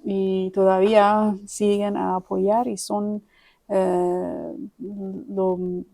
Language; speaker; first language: Spanish; non-native, fluent; Persian